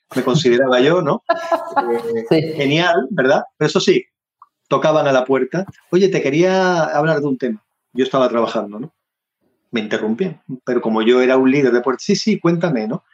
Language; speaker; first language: Spanish; native; Spanish